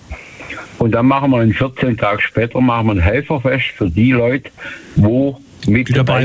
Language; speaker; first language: German; native; German